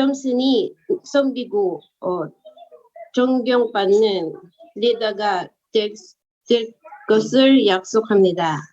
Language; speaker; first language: Korean; early bilingual, other home language; Filipino